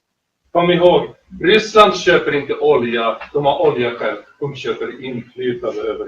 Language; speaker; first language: Swedish; native; Swedish